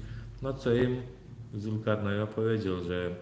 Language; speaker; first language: Polish; non-native, learner; Turkmen